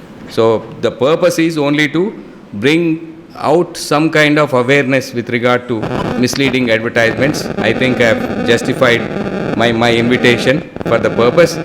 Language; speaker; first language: English; non-native, local second language; Telugu